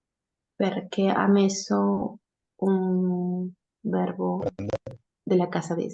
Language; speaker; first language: Italian; non-native, learner; Spanish